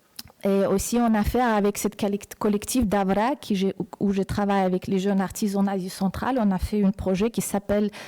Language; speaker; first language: French; non-native, fluent; Uzbek